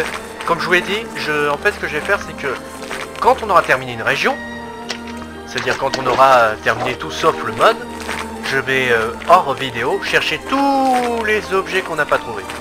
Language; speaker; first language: French; native; French